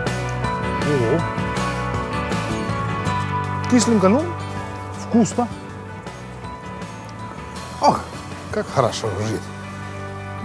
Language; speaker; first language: Russian; non-native, fluent; Finnish